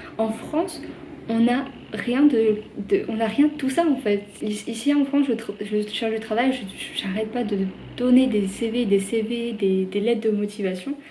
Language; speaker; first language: French; native; French